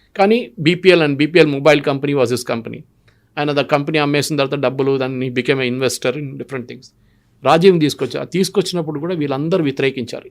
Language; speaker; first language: Telugu; non-native, local second language; Malayalam